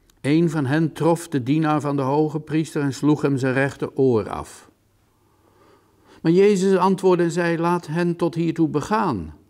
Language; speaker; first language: Dutch; native; Dutch